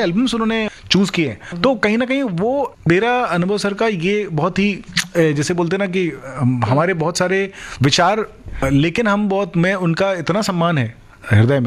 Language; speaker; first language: Hindi; non-native, local second language; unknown